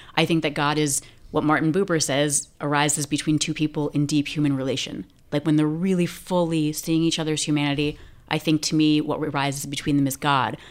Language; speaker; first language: English; native; English